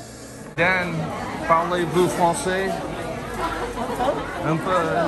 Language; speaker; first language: French; non-native, learner; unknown